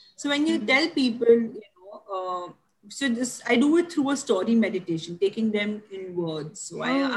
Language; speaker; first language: English; non-native, local second language; Tulu